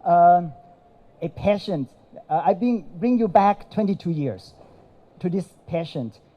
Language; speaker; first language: English; non-native, fluent; Thai